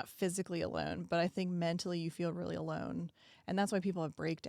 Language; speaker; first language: English; native; English